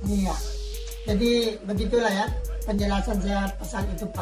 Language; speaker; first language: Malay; non-native, local second language; Filipino